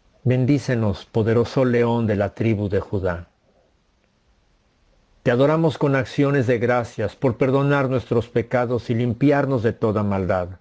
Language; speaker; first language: Spanish; native; Spanish